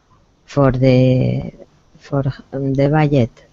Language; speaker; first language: English; non-native, learner; Spanish